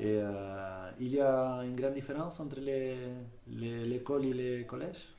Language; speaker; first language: French; non-native, fluent; Spanish